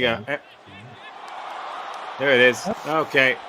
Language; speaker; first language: English; native; English